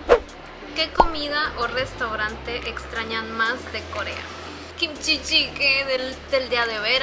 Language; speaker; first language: Spanish; native; Spanish